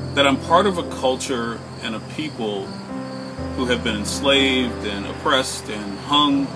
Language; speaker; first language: English; native; English